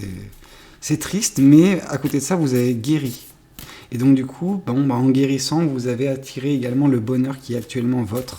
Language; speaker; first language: French; native; French